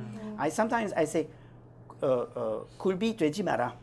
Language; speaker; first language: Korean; non-native, learner; French